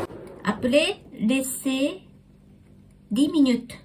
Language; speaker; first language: French; non-native, learner; Japanese